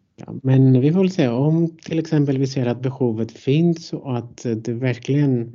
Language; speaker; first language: Swedish; non-native, fluent; Greek